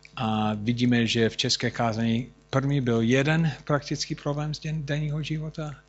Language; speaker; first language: Czech; non-native, fluent; English